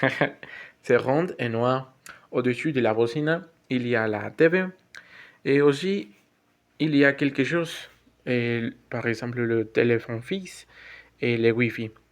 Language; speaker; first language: French; non-native, learner; Spanish